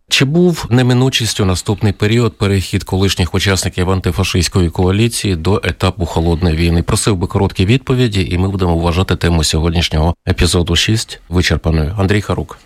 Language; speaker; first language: Ukrainian; native; Ukrainian